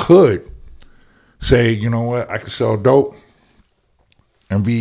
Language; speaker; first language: English; native; English